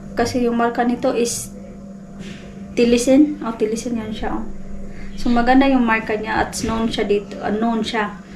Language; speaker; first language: Filipino; non-native, local second language; Cebuano